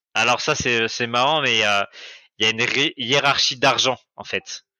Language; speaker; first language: French; native; French